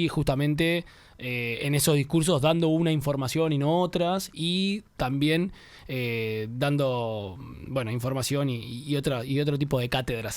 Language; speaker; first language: Spanish; native; Spanish